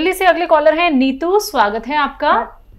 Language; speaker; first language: Hindi; native; Hindi